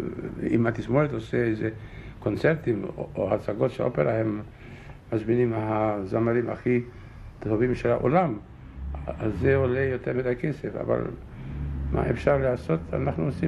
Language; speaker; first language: Hebrew; non-native, fluent; German